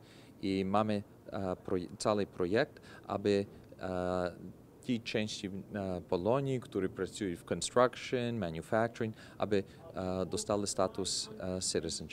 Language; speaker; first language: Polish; early bilingual, heritage; Polish